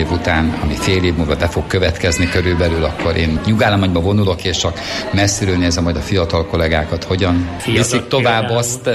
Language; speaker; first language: Hungarian; native; Hungarian